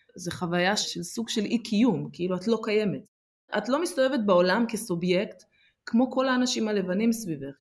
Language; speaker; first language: Hebrew; early bilingual, other home language; Amharic